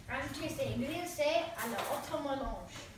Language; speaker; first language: French; non-native, learner; English